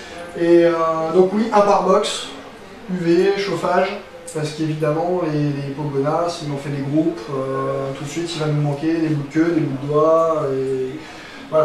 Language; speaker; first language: French; native; French